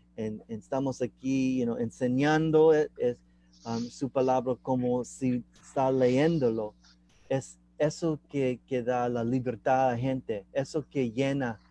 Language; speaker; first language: Spanish; non-native, learner; English